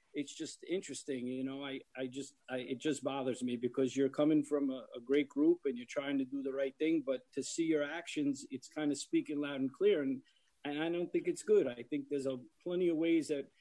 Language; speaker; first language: English; native; English